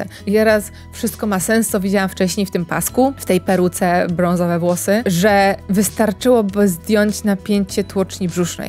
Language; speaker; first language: Polish; native; Polish